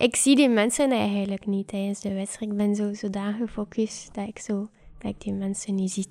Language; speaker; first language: Dutch; native; Dutch